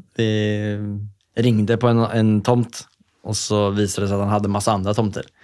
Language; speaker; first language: Swedish; native; Swedish